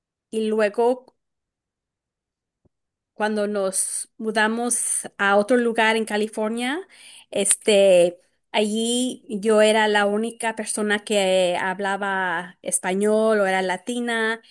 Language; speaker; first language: Spanish; early bilingual, heritage; Spanish